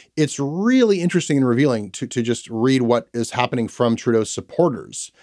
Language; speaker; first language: English; native; English